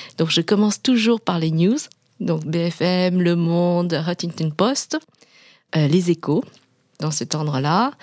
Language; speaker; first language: French; early bilingual, other home language; Vietnamese